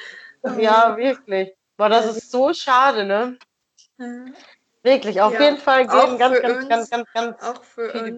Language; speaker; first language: German; native; German